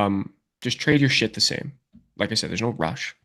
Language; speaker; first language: English; native; English